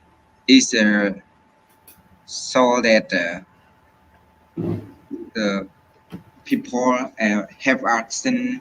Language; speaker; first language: English; non-native, learner; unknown